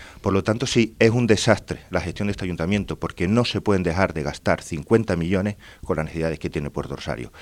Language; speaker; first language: Spanish; native; Spanish